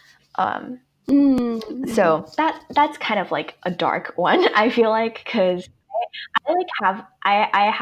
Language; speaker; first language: English; non-native, local second language; Cantonese